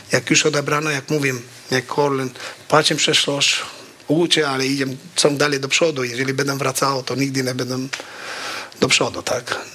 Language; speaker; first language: Polish; non-native, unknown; Albanian